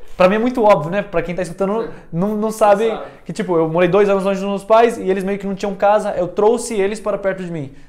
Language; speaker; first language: Portuguese; early bilingual, heritage; Portuguese